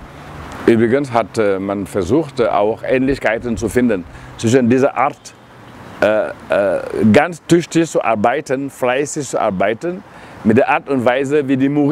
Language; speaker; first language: German; non-native, fluent; Wolof